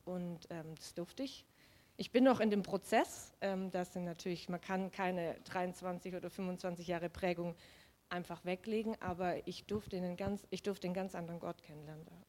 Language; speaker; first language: German; native; German